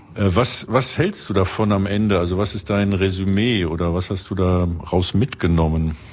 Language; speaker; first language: German; native; German